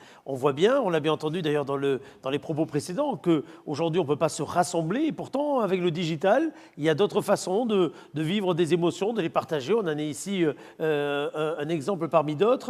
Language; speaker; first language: French; native; French